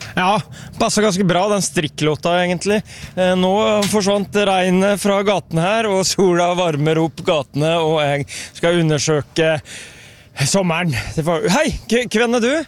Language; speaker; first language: Norwegian; native; Norwegian